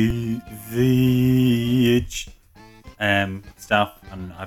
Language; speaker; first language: English; native; English